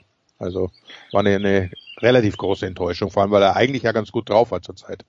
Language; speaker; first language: German; native; German